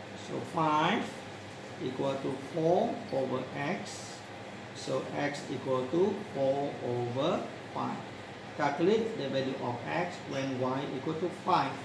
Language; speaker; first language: English; non-native, local second language; Malay